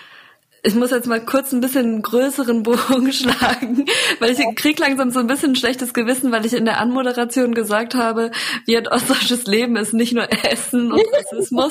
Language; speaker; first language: German; native; German